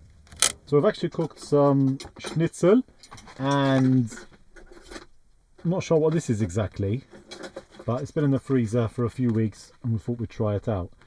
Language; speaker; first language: English; native; English